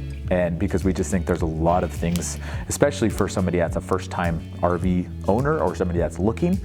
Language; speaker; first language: English; native; English